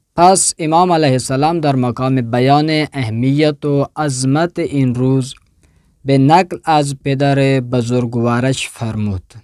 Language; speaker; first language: Persian; non-native, fluent; Urdu